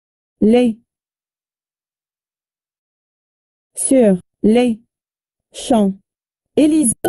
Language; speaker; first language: French; non-native, learner; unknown